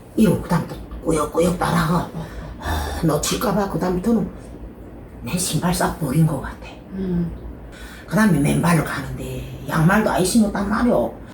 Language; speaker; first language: Korean; native; Korean